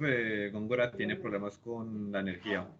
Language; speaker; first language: Spanish; native; Spanish